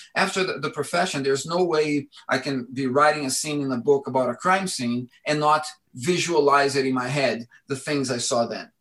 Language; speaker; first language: English; non-native, fluent; Portuguese